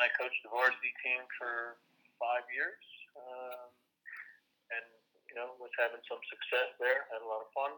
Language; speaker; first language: English; native; English